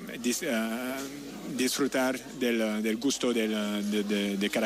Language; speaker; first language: Spanish; non-native, learner; French